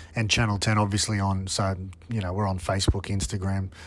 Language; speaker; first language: English; native; English